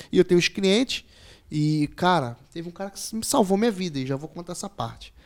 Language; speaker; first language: Portuguese; native; Portuguese